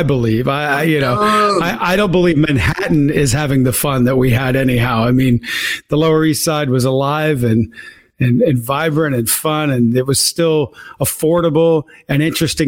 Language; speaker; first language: English; native; English